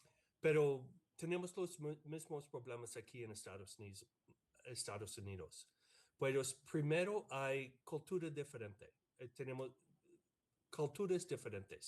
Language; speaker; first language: Spanish; non-native, fluent; English